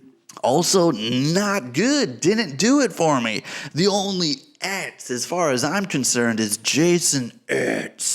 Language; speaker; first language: English; native; English